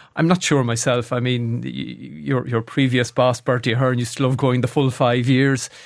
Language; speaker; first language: English; native; English